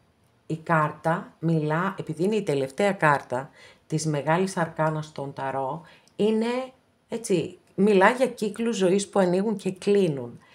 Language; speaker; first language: Greek; native; Greek